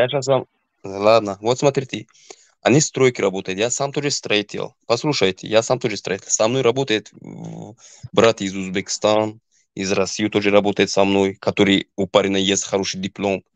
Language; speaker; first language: Russian; non-native, local second language; Tajik